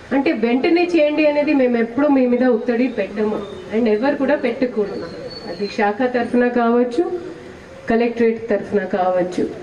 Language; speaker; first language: Telugu; non-native, fluent; Hindi